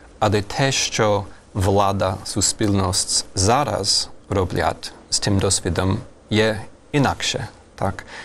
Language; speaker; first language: Ukrainian; non-native, fluent; English